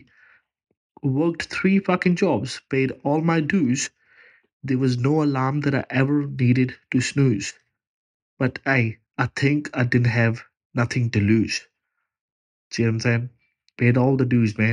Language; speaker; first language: English; non-native, local second language; Punjabi